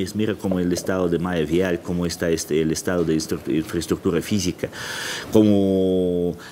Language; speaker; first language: Spanish; non-native, fluent; Russian